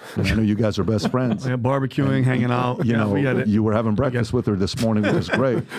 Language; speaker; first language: English; non-native, fluent; Persian